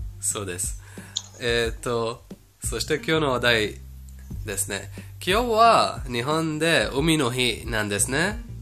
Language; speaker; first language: Japanese; non-native, fluent; Persian